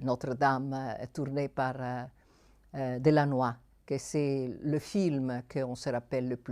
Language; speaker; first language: French; non-native, fluent; Italian